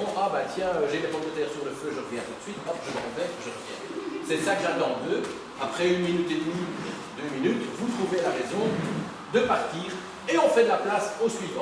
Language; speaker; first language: French; native; French